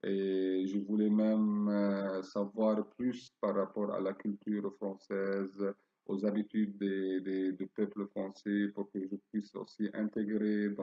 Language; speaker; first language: French; non-native, fluent; Arabic